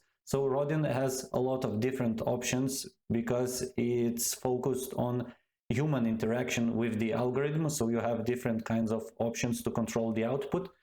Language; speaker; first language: English; non-native, fluent; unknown